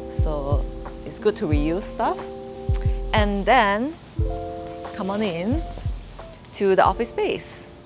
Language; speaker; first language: English; non-native, local second language; Chinese